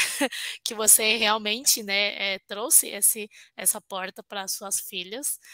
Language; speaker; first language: Portuguese; non-native, fluent; Chinese